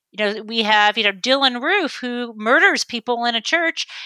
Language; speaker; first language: English; native; English